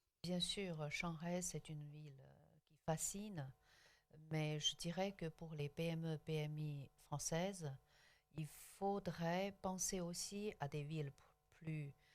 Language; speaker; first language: French; non-native, local second language; Chinese